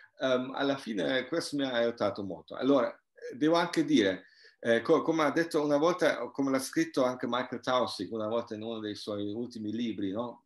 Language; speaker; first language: Italian; non-native, fluent; German